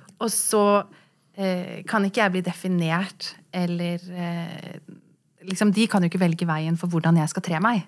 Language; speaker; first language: Norwegian; early bilingual, other home language; Kurdish